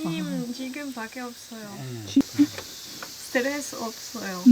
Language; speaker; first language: Korean; non-native, learner; French